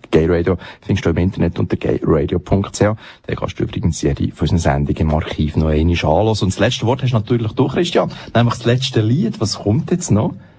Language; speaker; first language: German; native; German